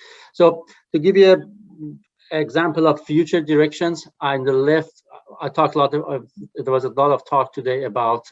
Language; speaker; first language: English; non-native, fluent; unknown